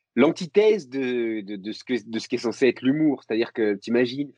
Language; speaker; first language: French; native; French